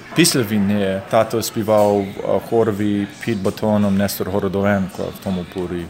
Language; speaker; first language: Ukrainian; early bilingual, heritage; Ukrainian